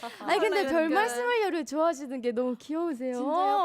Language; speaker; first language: Korean; native; Korean